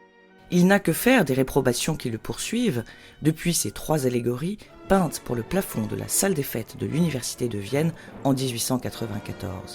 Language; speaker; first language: French; native; French